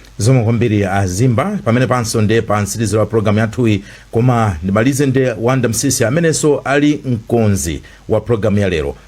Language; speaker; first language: Nyanja; native; Nyanja